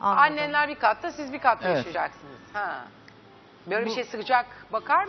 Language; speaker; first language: Turkish; native; Turkish